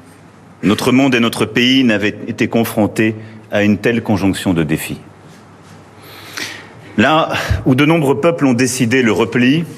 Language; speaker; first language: French; native; French